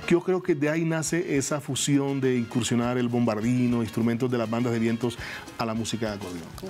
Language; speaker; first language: Spanish; native; Spanish